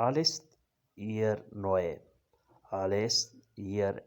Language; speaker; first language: German; non-native, learner; Urdu